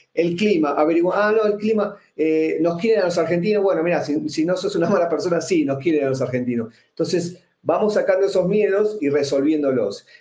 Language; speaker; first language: Spanish; native; Spanish